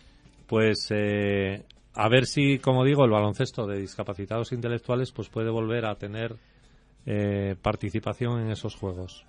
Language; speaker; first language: Spanish; native; Spanish